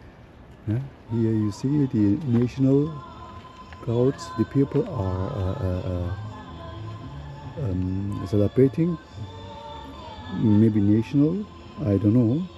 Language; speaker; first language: English; non-native, learner; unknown